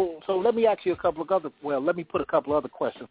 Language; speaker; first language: English; native; English